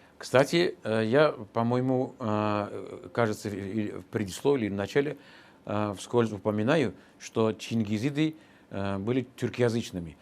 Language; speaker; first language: Russian; non-native, local second language; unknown